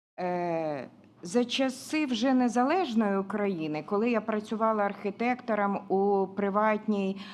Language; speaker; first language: Ukrainian; non-native, local second language; Russian